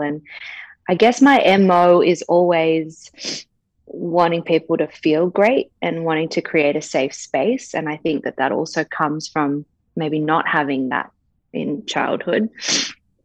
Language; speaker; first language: English; native; English